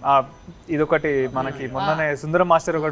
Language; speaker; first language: Telugu; native; Telugu